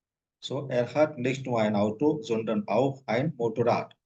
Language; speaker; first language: German; non-native, fluent; Hindi